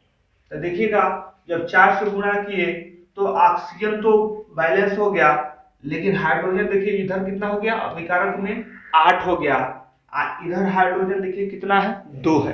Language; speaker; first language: Hindi; native; Hindi